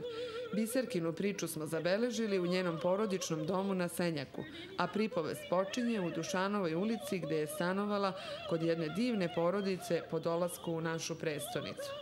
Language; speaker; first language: Serbian; native; Serbian